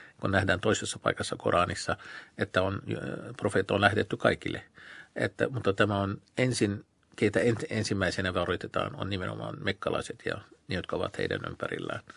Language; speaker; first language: Finnish; non-native, fluent; Arabic